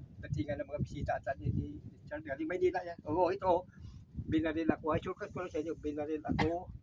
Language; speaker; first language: Filipino; non-native, local second language; Hiligaynon